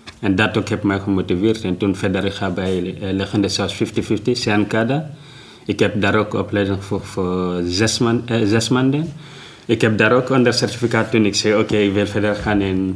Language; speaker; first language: Dutch; non-native, learner; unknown